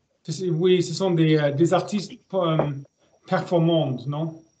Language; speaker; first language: French; non-native, learner; German